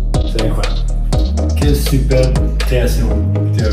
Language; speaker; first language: French; non-native, fluent; Dutch